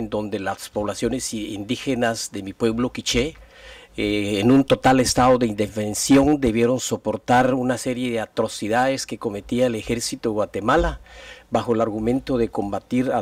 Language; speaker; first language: Spanish; native; Spanish